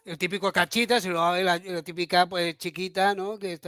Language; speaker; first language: Spanish; native; Spanish